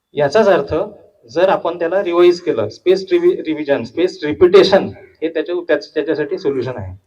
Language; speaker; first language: Marathi; non-native, local second language; Hindi